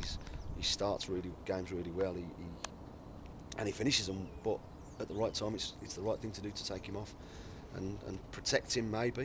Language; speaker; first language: English; native; English